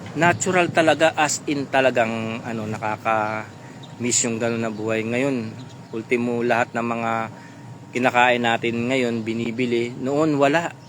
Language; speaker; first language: Filipino; non-native, local second language; Pampanga